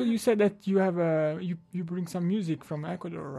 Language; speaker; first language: English; non-native, learner; Italian